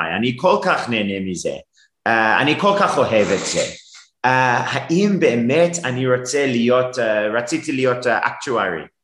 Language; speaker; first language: Hebrew; non-native, fluent; English